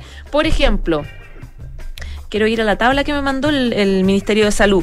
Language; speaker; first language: Spanish; native; Spanish